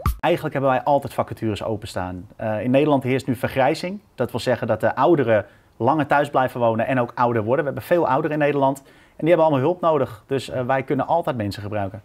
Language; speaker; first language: Dutch; native; Dutch